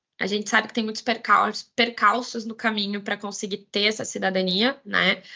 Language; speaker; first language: Portuguese; native; Portuguese